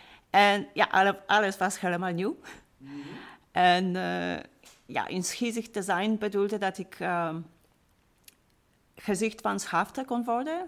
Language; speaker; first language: Dutch; non-native, fluent; Polish